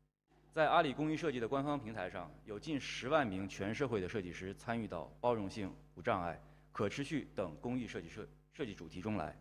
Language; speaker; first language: Chinese; native; Chinese